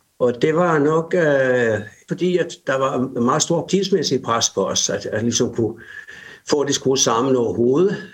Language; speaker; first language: Danish; non-native, fluent; Finnish